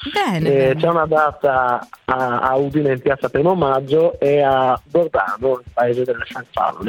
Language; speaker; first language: Italian; native; Italian